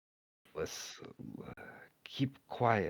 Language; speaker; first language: English; native; English